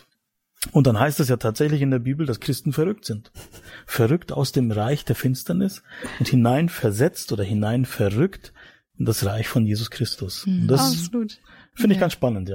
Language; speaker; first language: German; native; German